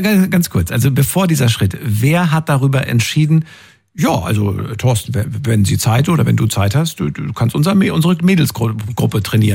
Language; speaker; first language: German; native; German